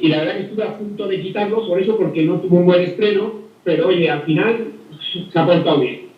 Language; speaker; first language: Spanish; native; Spanish